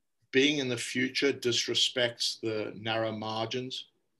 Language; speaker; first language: English; native; English